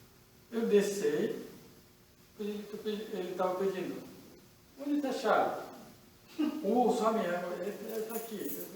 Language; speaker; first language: Portuguese; non-native, learner; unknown